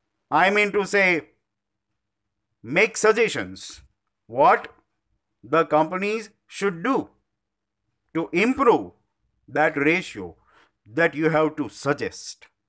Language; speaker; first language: English; non-native, local second language; Gujarati